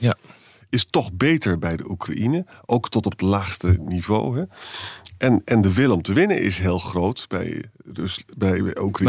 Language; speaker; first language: Dutch; native; Dutch